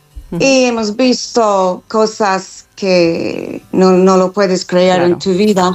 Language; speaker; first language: Spanish; non-native, fluent; English